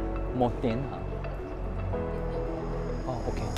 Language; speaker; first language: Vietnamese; non-native, learner; Japanese